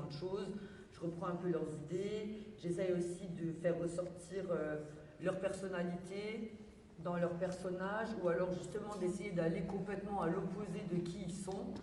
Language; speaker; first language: French; native; French